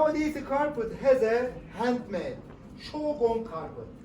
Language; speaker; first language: English; non-native, learner; Turkish